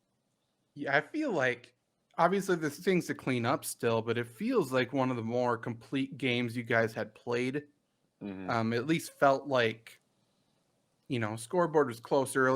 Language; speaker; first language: English; native; English